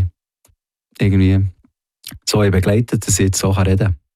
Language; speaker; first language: German; native; German